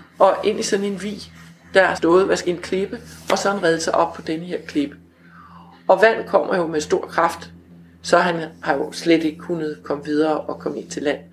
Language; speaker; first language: Danish; native; Danish